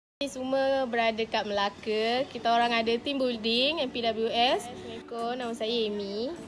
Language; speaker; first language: Malay; native; Malay